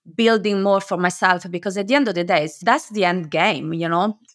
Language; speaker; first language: English; non-native, fluent; Italian